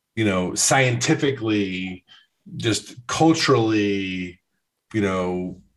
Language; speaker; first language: English; native; English